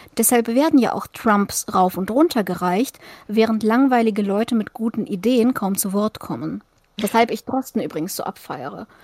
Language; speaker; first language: German; early bilingual, other home language; Russian